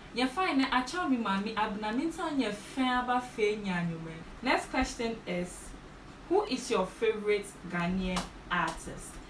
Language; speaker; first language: English; non-native, local second language; Akan